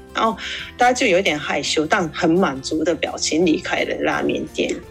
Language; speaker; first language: Chinese; non-native, fluent; Japanese